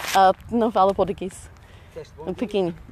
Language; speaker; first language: Portuguese; non-native, learner; English